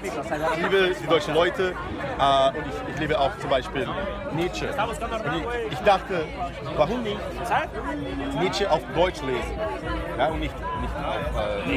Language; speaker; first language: German; non-native, fluent; Portuguese